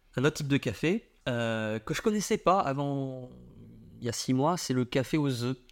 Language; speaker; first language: French; early bilingual, other home language; Vietnamese